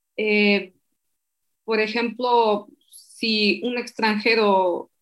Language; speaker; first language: Spanish; non-native, fluent; Slovak